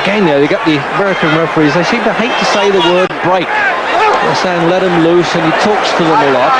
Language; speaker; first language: English; native; English